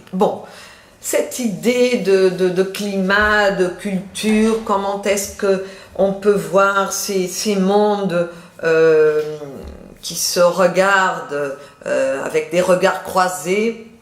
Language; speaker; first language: French; non-native, fluent; Portuguese